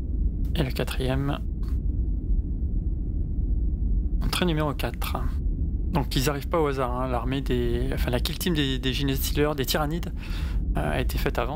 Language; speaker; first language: French; native; French